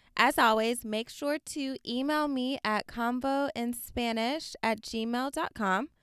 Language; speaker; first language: English; native; English